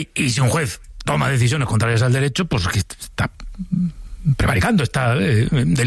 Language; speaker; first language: Spanish; native; Spanish